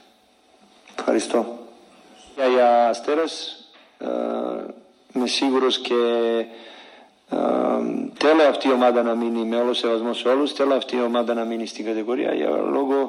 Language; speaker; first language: Greek; non-native, fluent; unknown